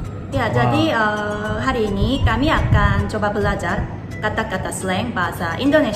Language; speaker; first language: Indonesian; non-native, fluent; Korean